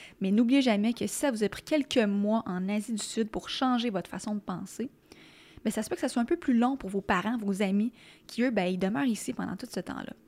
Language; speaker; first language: French; native; French